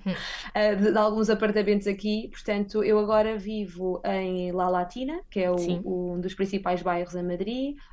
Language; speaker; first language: Portuguese; native; Portuguese